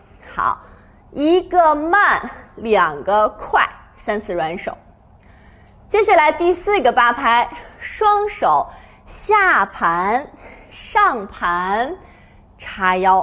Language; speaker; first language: Chinese; native; Chinese